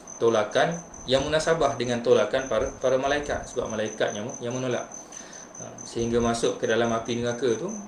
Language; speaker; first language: Malay; native; Malay